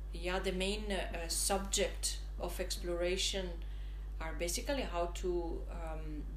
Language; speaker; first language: English; non-native, fluent; Italian